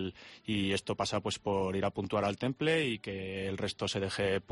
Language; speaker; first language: Spanish; native; Spanish